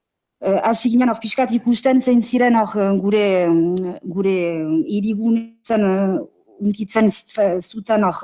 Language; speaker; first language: Basque; native; Basque